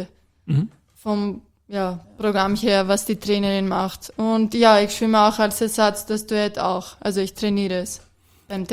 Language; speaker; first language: German; non-native, fluent; Greek